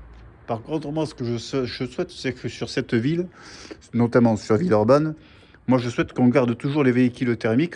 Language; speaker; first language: French; native; French